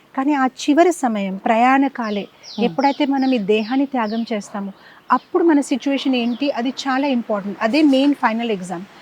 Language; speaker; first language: Telugu; non-native, fluent; Gujarati